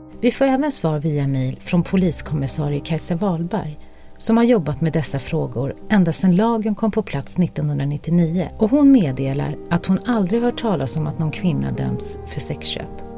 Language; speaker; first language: Swedish; native; Swedish